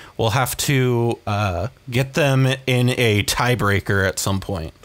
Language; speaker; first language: English; native; English